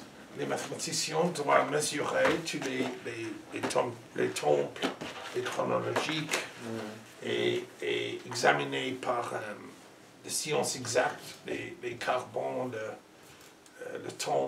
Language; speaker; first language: French; non-native, learner; English